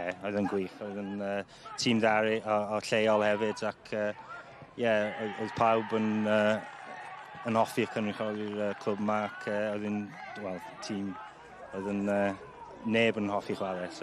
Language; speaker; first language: Welsh; non-native, local second language; English